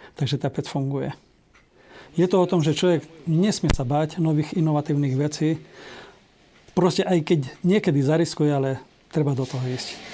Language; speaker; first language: Slovak; native; Slovak